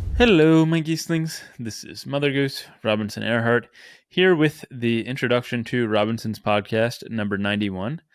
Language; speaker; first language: English; native; English